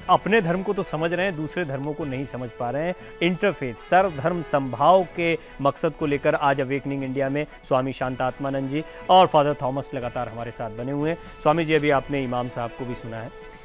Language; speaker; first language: Hindi; native; Hindi